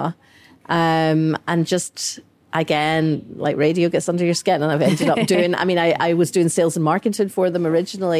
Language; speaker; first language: English; native; English